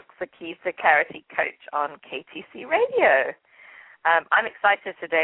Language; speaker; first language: English; native; English